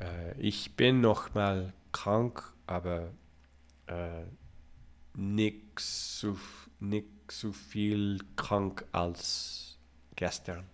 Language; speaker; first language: German; non-native, learner; English